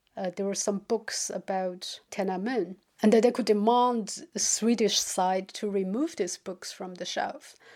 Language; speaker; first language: English; non-native, fluent; Chinese